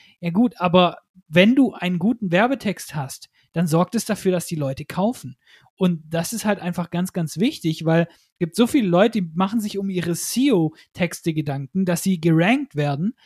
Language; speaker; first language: German; native; German